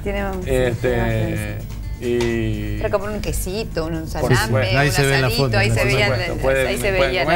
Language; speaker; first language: Spanish; native; Spanish